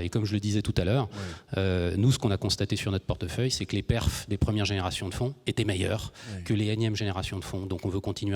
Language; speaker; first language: French; native; French